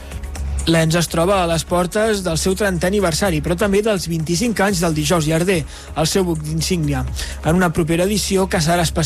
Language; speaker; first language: Catalan; native; Catalan